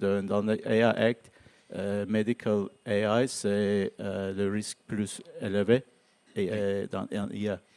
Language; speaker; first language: French; non-native, learner; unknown